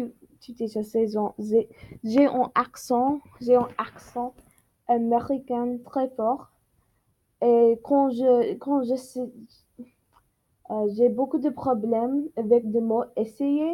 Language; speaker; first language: French; non-native, learner; English